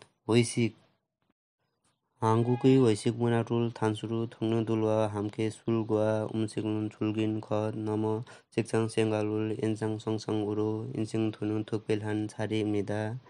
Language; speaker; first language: Korean; non-native, learner; Nepali